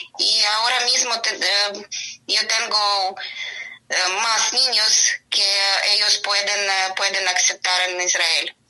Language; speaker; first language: Spanish; non-native, learner; Ukrainian